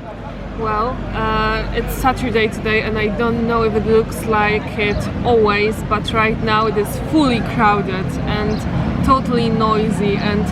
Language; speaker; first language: English; non-native, fluent; Polish